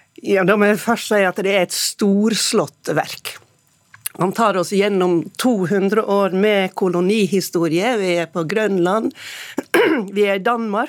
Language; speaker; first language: Norwegian; native; Norwegian